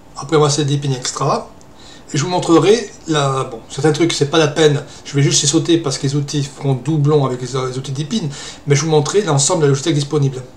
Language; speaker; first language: French; native; French